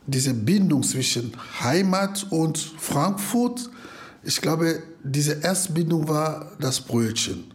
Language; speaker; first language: German; non-native, fluent; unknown